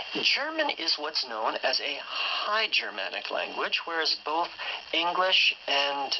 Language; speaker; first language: English; native; English